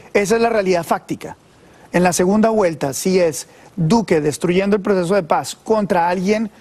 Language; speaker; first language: Spanish; native; Spanish